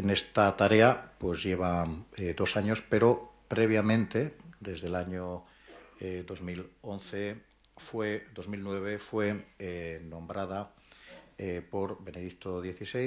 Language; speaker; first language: Spanish; native; Spanish